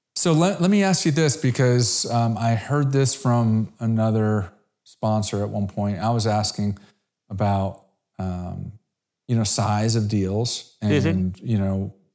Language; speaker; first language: English; native; English